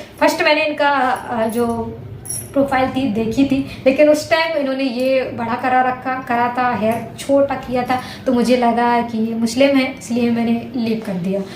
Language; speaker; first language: Hindi; native; Hindi